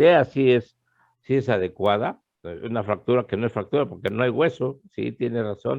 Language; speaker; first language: Spanish; native; Spanish